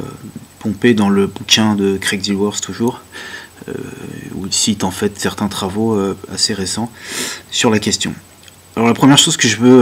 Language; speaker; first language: French; native; French